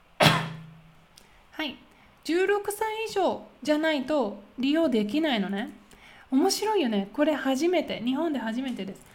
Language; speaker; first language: Japanese; native; Japanese